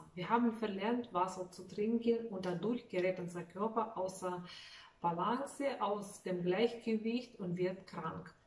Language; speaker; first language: German; non-native, fluent; Russian